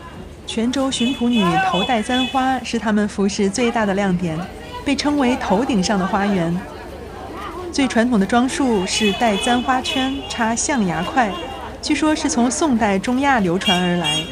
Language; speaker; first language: Chinese; native; Chinese